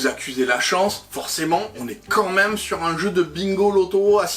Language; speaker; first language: French; native; French